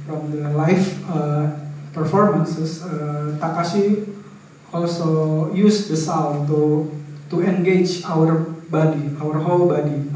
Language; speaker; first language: English; non-native, fluent; Indonesian